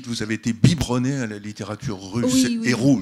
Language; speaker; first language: French; native; French